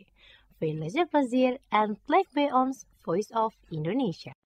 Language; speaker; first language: Dutch; non-native, learner; Indonesian